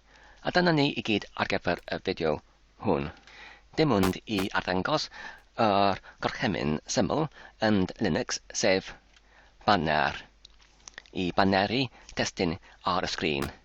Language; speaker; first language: Welsh; non-native, learner; English